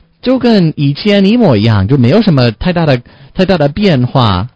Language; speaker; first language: Chinese; non-native, learner; English